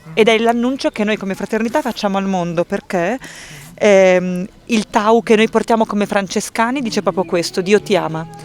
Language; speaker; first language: Italian; native; Italian